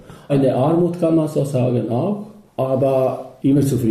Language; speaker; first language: German; non-native, learner; Albanian